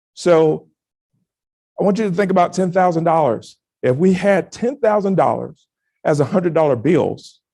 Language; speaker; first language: English; native; English